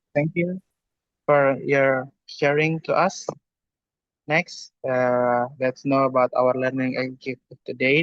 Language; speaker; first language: English; non-native, learner; Indonesian